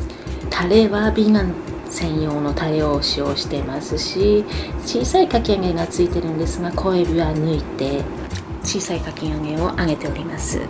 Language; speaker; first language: Japanese; native; Japanese